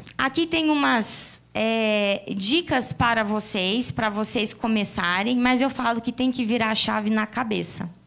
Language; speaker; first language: Portuguese; native; Portuguese